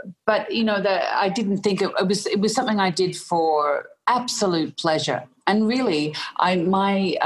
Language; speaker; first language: English; native; English